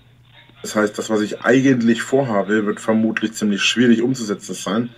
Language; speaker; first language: German; native; German